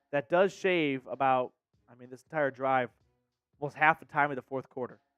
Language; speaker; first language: English; native; English